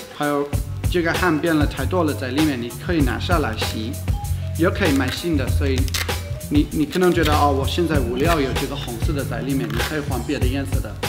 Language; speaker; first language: Chinese; non-native, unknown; English